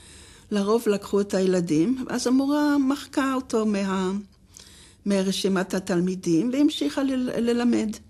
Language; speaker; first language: Hebrew; non-native, fluent; Dutch